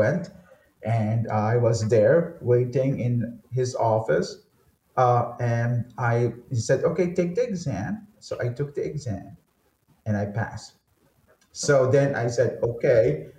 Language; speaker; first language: English; non-native, local second language; Filipino